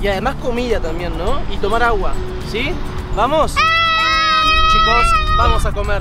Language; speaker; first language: Spanish; native; Spanish